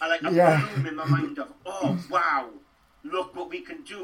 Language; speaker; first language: English; native; English